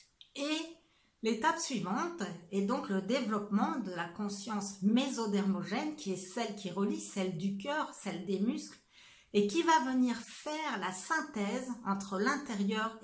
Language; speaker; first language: French; native; French